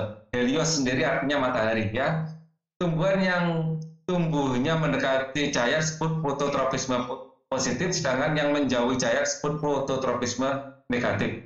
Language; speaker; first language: Indonesian; native; Indonesian